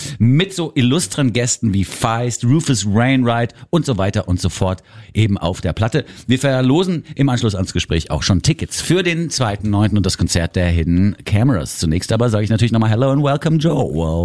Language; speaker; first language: German; native; German